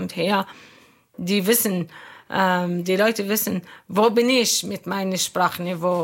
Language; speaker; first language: German; non-native, learner; Arabic